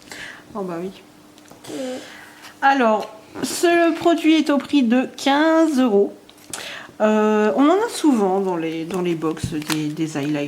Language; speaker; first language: French; native; French